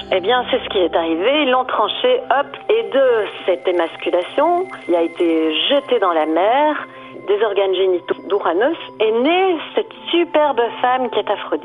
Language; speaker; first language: French; native; French